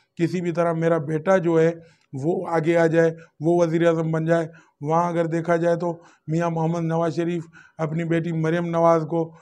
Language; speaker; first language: Urdu; non-native, local second language; Sindhi